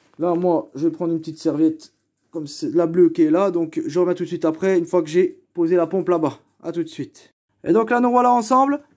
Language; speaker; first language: French; native; French